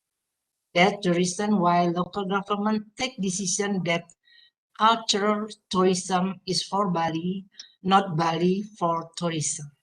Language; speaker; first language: English; non-native, fluent; Indonesian